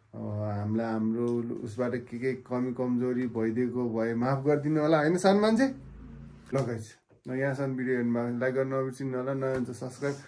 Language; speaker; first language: Nepali; native; Nepali